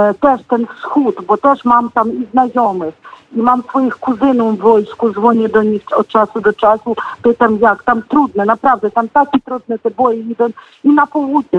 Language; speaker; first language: Polish; non-native, fluent; Ukrainian